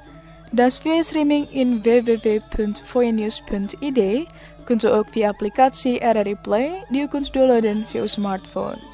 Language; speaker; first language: Dutch; non-native, learner; Indonesian